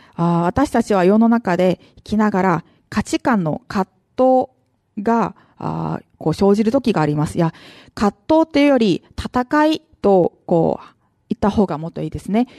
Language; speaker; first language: Japanese; non-native, fluent; Korean